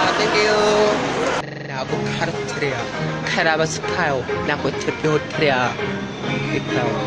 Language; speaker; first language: Cebuano; non-native, learner; Korean